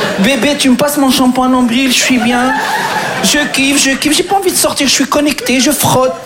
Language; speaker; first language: French; non-native, local second language; Arabic